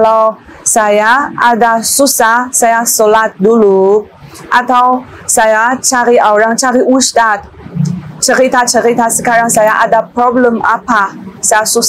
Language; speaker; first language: Indonesian; non-native, learner; Chinese